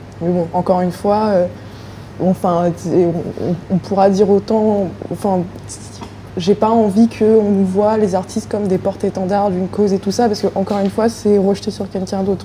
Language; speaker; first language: French; native; French